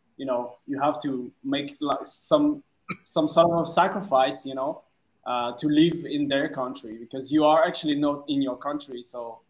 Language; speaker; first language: English; non-native, fluent; French